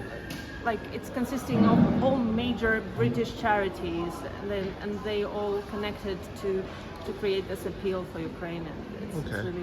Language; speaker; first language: English; non-native, fluent; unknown